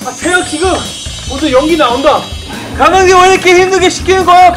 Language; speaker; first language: Korean; non-native, fluent; English